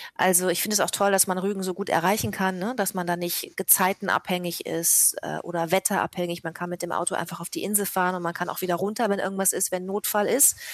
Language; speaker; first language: German; native; German